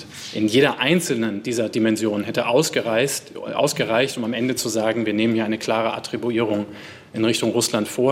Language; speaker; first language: German; native; German